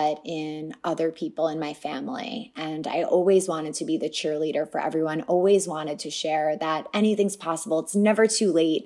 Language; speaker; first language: English; native; English